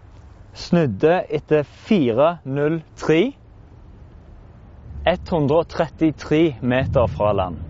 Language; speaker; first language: Norwegian; native; Norwegian